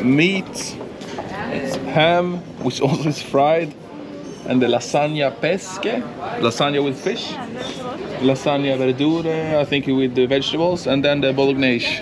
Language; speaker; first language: English; non-native, fluent; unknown